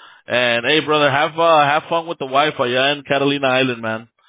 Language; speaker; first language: English; early bilingual, other home language; Spanish